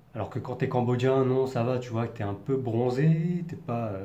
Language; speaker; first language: French; native; French